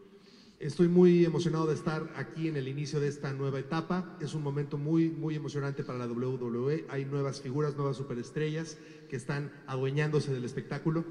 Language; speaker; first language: Spanish; native; Spanish